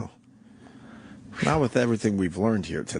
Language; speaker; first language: English; native; English